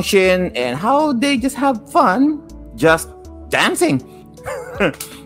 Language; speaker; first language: English; non-native, local second language; Filipino